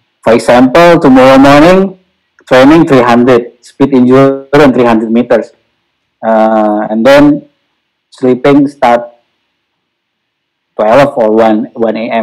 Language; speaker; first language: English; non-native, learner; Indonesian